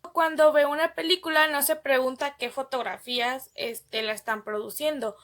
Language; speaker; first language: Spanish; native; Spanish